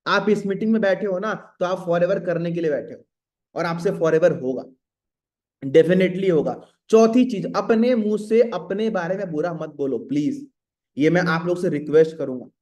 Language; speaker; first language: Hindi; native; Hindi